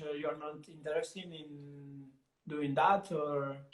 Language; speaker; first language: English; non-native, learner; Italian